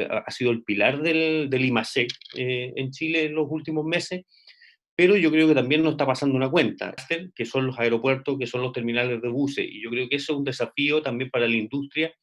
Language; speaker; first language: Spanish; native; Spanish